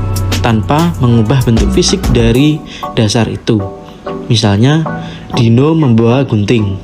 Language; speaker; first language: Indonesian; native; Indonesian